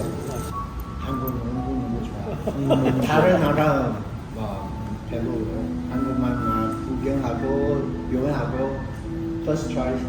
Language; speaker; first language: Korean; non-native, learner; Chinese